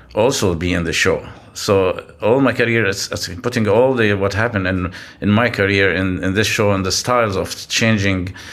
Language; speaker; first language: English; non-native, fluent; Arabic